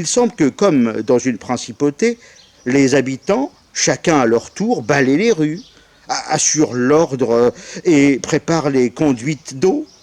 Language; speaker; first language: French; native; French